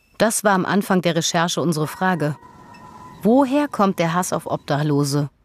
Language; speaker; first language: German; native; German